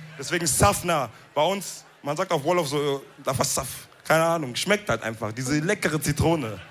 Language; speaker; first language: German; early bilingual, other home language; Wolof